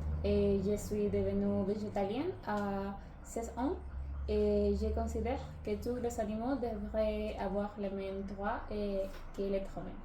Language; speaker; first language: French; non-native, learner; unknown